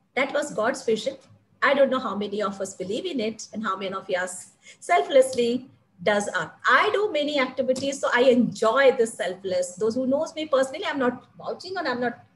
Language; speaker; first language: English; non-native, local second language; Malayalam